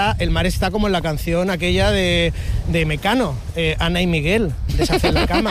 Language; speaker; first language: Spanish; native; Spanish